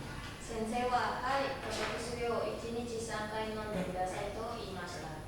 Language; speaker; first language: Japanese; non-native, learner; Indonesian